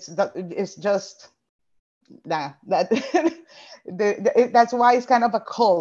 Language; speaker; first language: English; non-native, fluent; Spanish